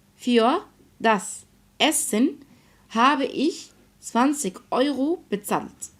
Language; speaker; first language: German; non-native, fluent; Arabic